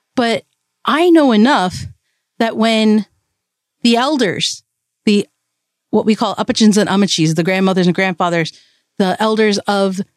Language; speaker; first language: English; early bilingual, other home language; Malayalam